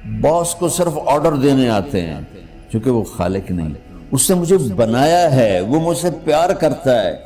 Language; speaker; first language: Urdu; non-native, local second language; Punjabi